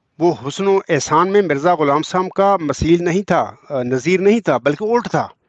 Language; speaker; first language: Urdu; non-native, local second language; Punjabi